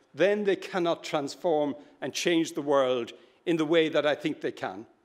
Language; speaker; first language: English; native; English